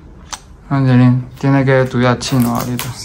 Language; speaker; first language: Chinese; native; Chinese